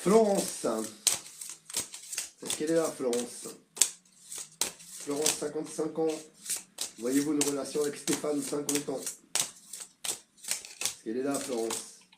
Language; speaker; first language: French; native; French